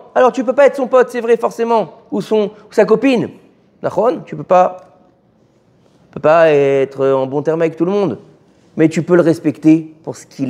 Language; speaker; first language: French; native; French